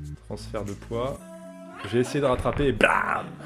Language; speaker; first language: French; native; French